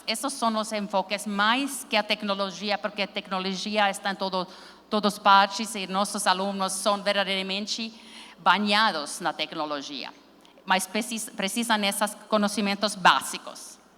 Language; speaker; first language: Portuguese; non-native, learner; Finnish